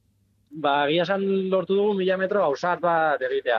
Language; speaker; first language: Basque; native; Basque